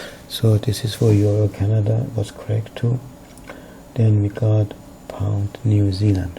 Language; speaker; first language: English; non-native, fluent; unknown